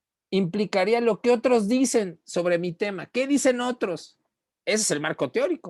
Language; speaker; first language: Spanish; native; Spanish